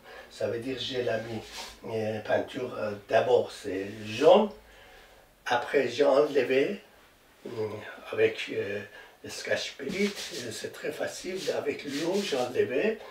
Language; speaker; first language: French; non-native, learner; Persian